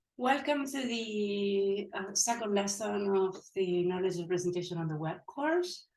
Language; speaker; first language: English; non-native, fluent; Italian